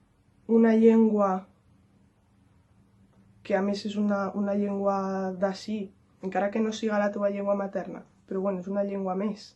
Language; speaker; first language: Catalan; non-native, local second language; Spanish